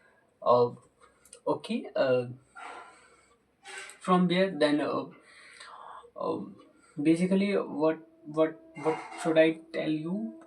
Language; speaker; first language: English; non-native, local second language; Hindi